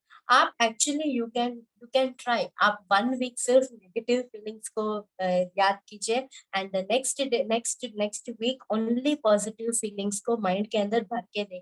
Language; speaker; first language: Hindi; native; Hindi